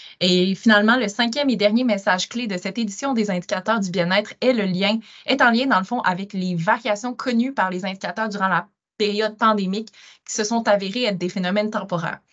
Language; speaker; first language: French; native; French